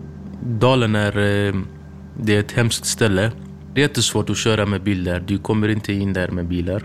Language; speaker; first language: Swedish; early bilingual, other home language; Kurdish